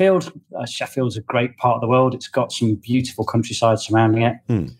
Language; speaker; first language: English; native; English